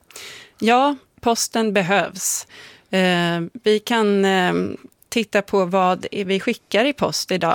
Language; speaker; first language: Swedish; native; Swedish